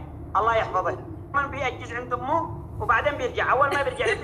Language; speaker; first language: Arabic; native; Arabic